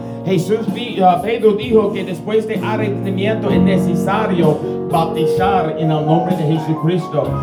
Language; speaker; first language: Spanish; non-native, learner; English